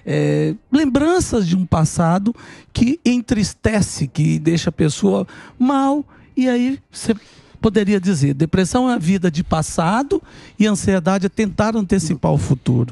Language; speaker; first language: Portuguese; native; Portuguese